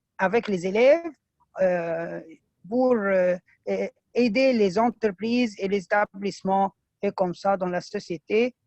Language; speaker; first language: French; non-native, fluent; Arabic